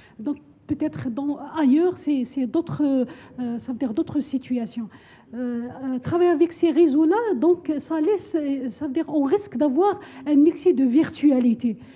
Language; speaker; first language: French; non-native, local second language; Arabic